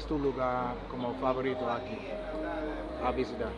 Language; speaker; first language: Spanish; non-native, learner; English